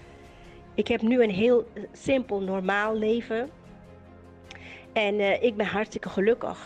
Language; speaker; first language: Dutch; native; Dutch